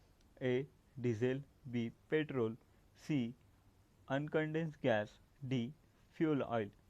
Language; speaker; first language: English; non-native, local second language; Marathi